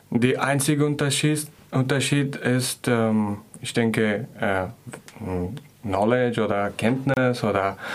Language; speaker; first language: German; non-native, fluent; Persian